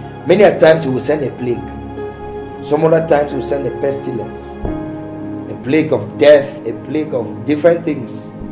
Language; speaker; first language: English; native; English